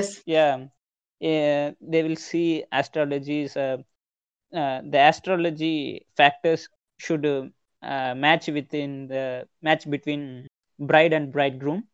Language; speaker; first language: English; non-native, local second language; Tamil